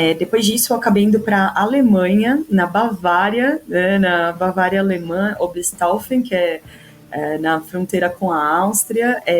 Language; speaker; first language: Portuguese; native; Portuguese